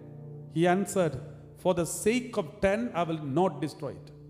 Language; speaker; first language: English; non-native, local second language; Malayalam